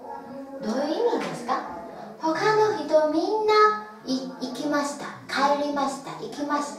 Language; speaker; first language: Japanese; non-native, fluent; Chinese